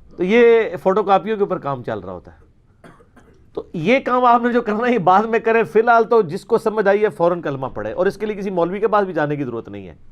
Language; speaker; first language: Urdu; non-native, local second language; Punjabi